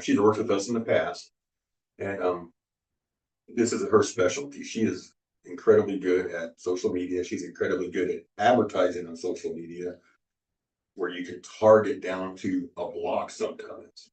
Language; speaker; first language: English; native; English